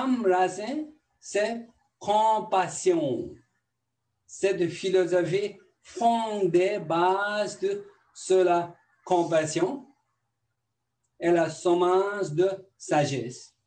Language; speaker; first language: French; non-native, learner; Tibetan